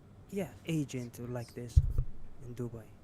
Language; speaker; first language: English; non-native, learner; Arabic